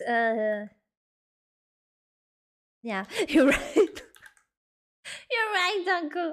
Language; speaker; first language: English; non-native, learner; Spanish